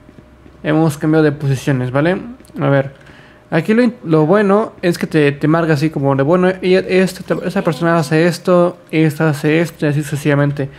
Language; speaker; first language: Spanish; native; Spanish